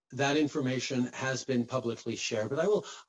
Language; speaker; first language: English; native; English